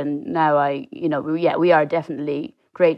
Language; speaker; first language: English; native; English